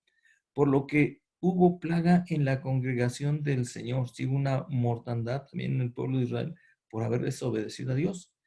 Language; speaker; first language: Spanish; native; Spanish